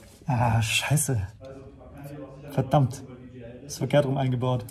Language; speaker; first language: German; native; German